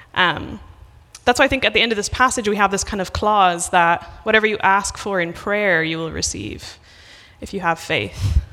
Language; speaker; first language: English; native; English